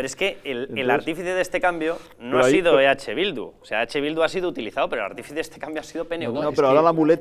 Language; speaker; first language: Spanish; native; Spanish